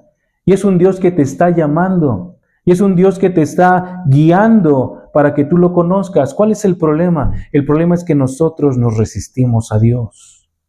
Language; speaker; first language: Spanish; native; Spanish